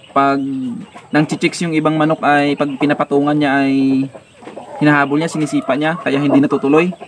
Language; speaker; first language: Filipino; non-native, local second language; Iloko